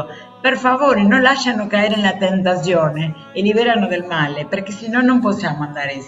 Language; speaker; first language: Italian; non-native, learner; Spanish